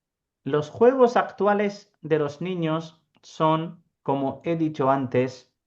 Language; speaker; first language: Spanish; non-native, fluent; Urdu